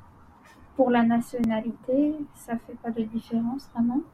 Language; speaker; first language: French; non-native, learner; English